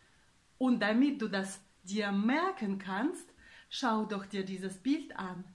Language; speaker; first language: German; non-native, fluent; Russian